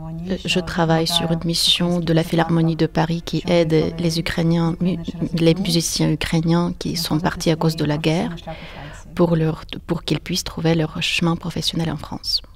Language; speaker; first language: French; non-native, fluent; Ukrainian